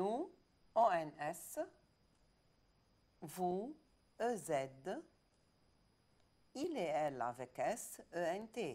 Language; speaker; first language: French; non-native, fluent; Arabic